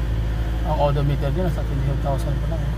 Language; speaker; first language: Filipino; native; Filipino